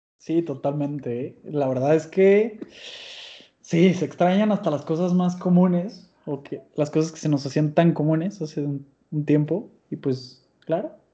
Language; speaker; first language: Spanish; native; Spanish